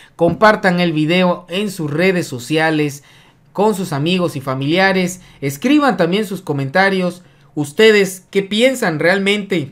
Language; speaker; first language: Spanish; native; Spanish